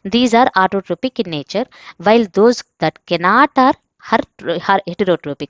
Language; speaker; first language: English; non-native, local second language; Telugu